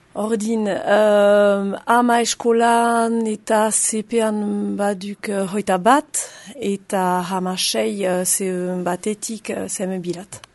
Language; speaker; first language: Basque; native; Basque